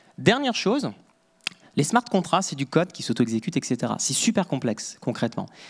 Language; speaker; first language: French; native; French